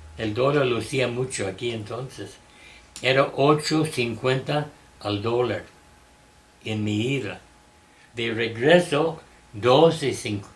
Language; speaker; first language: Spanish; non-native, fluent; English